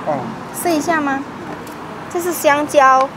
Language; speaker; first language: Chinese; non-native, fluent; Indonesian